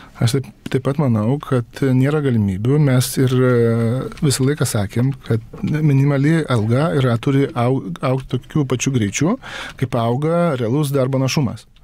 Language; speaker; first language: Lithuanian; native; Lithuanian